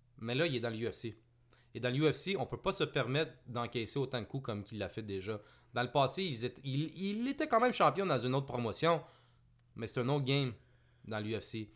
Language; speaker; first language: French; native; French